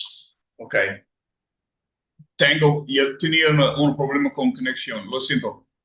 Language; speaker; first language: Spanish; non-native, learner; English